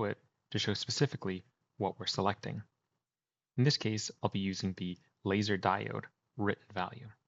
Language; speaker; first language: English; native; English